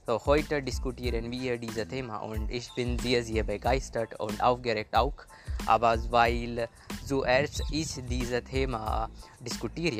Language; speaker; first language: German; non-native, learner; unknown